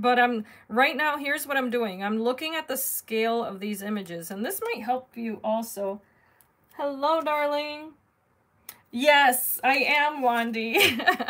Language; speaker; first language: English; native; English